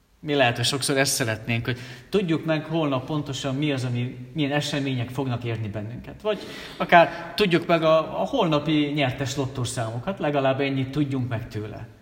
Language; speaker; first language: Hungarian; native; Hungarian